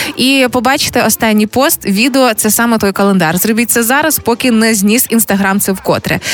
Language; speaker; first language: Ukrainian; native; Ukrainian